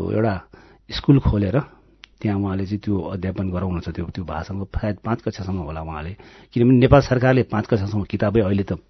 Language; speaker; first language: Nepali; non-native, local second language; Gurung